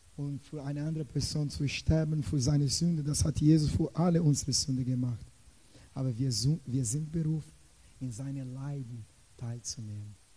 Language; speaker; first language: German; non-native, fluent; Portuguese